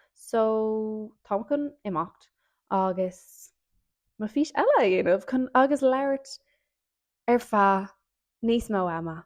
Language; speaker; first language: Irish; non-native, local second language; English